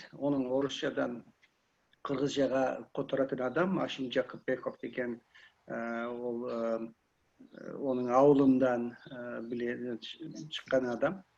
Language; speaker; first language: Kyrgyz; non-native, learner; Kazakh